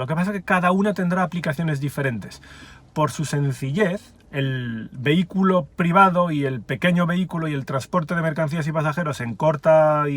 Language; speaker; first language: Spanish; native; Spanish